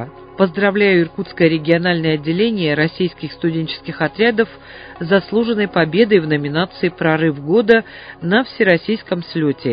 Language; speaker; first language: Russian; native; Russian